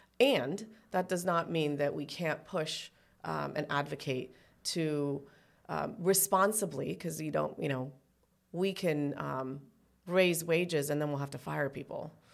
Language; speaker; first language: English; early bilingual, other home language; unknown